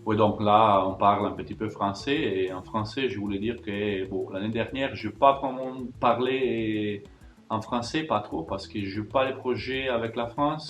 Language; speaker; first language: French; non-native, fluent; Italian